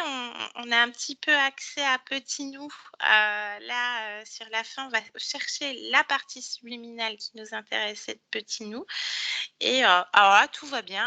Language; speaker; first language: French; native; French